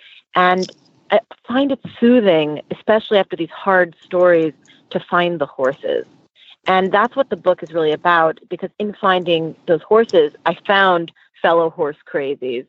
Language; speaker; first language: English; native; English